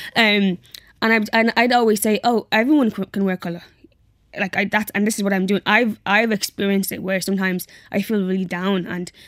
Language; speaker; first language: English; native; English